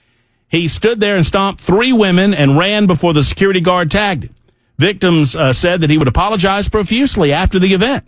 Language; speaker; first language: English; native; English